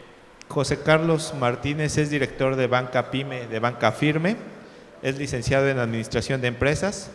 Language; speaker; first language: Spanish; native; Spanish